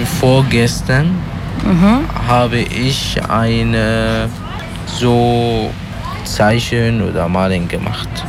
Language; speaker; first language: German; non-native, learner; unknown